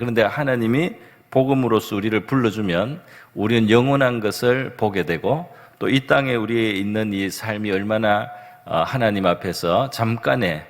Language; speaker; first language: Korean; native; Korean